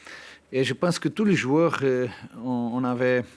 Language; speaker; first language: French; non-native, learner; Portuguese